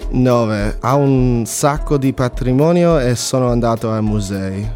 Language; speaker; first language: Italian; non-native, learner; English